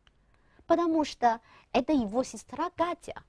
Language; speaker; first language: Russian; non-native, fluent; Chinese